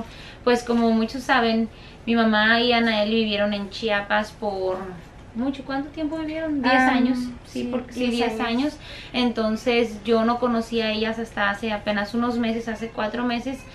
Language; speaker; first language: Spanish; native; Spanish